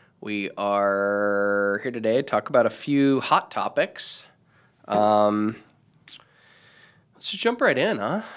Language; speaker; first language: English; native; English